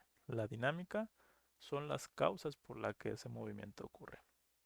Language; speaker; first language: Spanish; native; Spanish